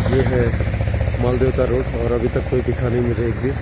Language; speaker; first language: Hindi; native; Hindi